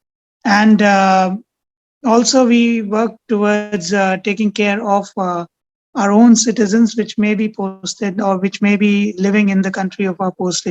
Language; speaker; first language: English; non-native, local second language; Hindi